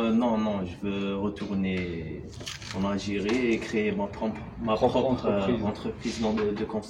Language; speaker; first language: French; non-native, local second language; Arabic